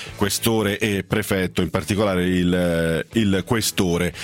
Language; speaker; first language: Italian; native; Italian